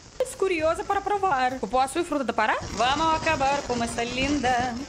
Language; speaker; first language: Portuguese; non-native, learner; Russian